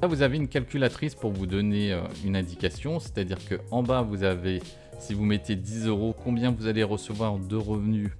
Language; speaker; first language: French; native; French